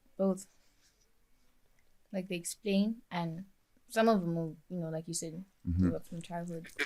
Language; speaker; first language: English; non-native, local second language; Swati